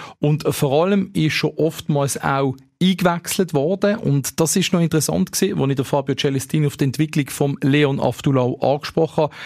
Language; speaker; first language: German; native; German